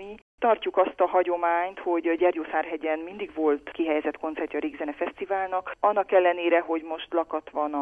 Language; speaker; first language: Hungarian; native; Hungarian